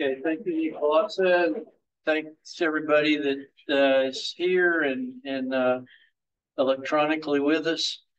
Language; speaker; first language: English; native; English